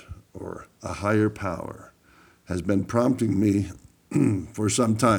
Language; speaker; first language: English; native; English